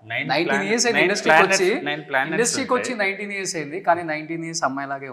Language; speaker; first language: Telugu; native; Telugu